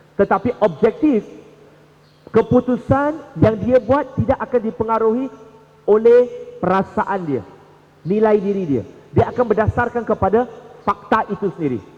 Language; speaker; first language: Malay; non-native, local second language; Chinese